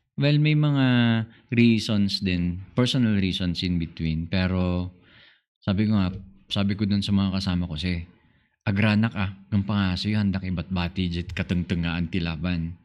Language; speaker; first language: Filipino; non-native, local second language; Iloko